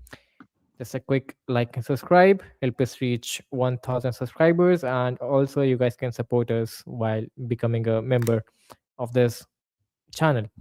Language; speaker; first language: English; non-native, fluent; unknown